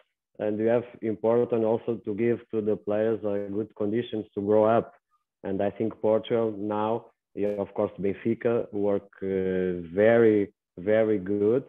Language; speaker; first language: English; non-native, learner; Portuguese